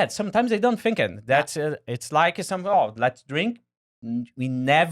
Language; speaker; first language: English; non-native, fluent; Portuguese